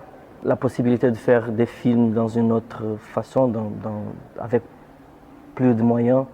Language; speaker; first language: French; non-native, fluent; Portuguese